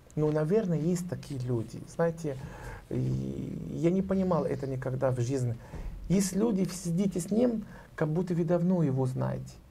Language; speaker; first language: Russian; non-native, learner; Arabic